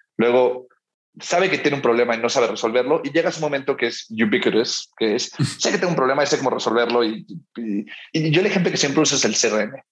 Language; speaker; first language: Spanish; early bilingual, heritage; Spanish